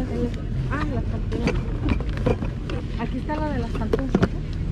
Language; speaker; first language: Spanish; native; Spanish